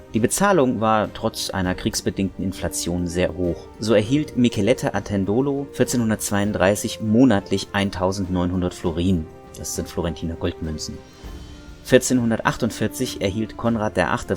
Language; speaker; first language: German; native; German